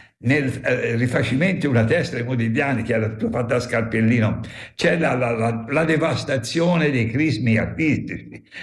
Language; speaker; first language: Italian; native; Italian